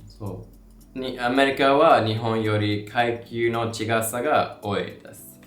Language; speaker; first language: Japanese; non-native, learner; English